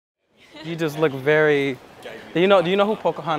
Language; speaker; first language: English; native; English